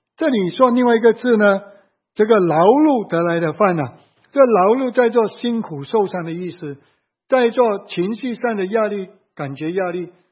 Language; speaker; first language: Chinese; native; Chinese